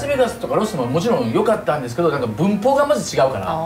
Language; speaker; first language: Japanese; native; Japanese